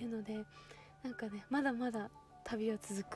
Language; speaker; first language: Japanese; native; Japanese